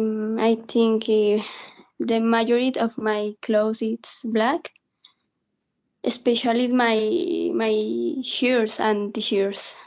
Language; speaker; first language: English; non-native, learner; Spanish